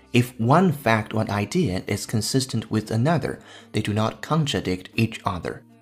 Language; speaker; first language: English; non-native, fluent; Chinese